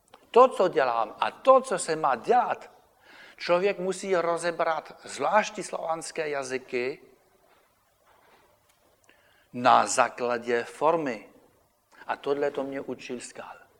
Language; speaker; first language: Czech; non-native, fluent; French